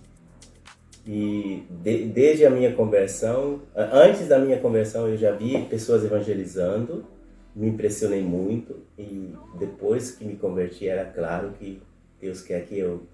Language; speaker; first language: Portuguese; non-native, fluent; Spanish